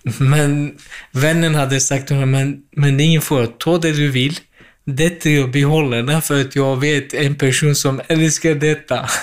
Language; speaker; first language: Swedish; non-native, fluent; Kurdish